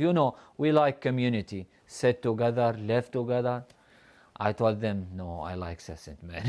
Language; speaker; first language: English; non-native, learner; Arabic